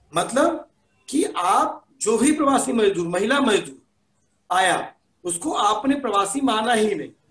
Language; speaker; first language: Hindi; native; Hindi